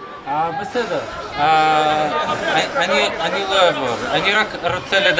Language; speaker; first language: Hebrew; non-native, learner; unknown